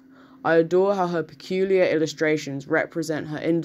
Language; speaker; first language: English; native; English